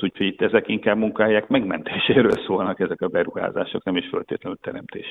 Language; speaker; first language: Hungarian; native; Hungarian